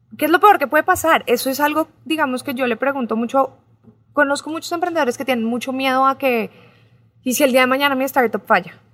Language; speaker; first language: Spanish; native; Spanish